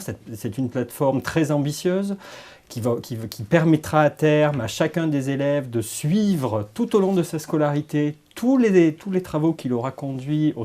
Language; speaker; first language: French; native; French